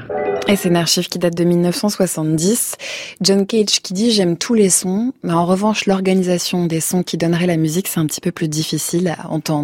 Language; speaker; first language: French; native; French